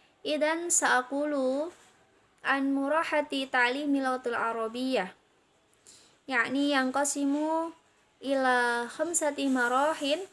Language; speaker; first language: Arabic; non-native, learner; Indonesian